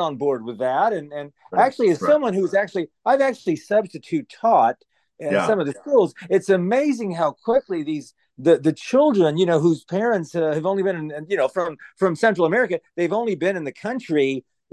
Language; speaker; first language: English; native; English